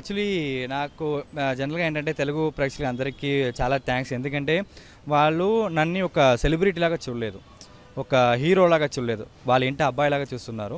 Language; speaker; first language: Telugu; early bilingual, heritage; Tamil